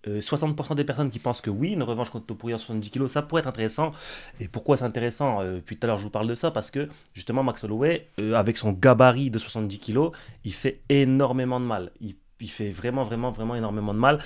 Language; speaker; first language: French; native; French